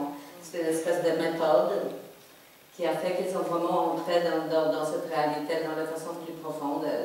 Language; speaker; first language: French; non-native, fluent; Polish